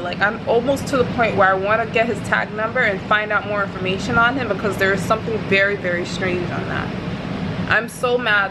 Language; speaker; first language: English; native; English